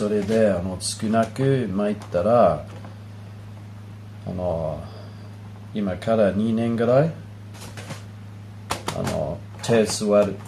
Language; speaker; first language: Japanese; non-native, learner; English